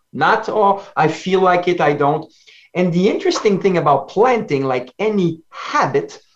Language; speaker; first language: English; non-native, fluent; French